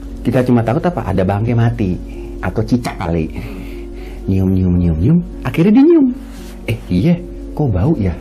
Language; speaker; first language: Indonesian; native; Indonesian